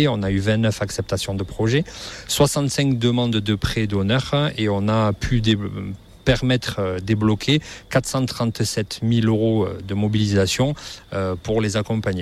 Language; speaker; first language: French; native; French